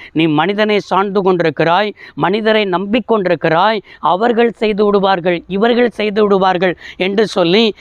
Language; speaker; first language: Tamil; native; Tamil